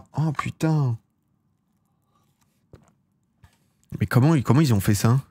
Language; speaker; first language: French; native; French